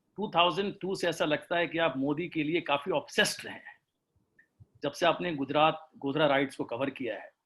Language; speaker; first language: Hindi; native; Hindi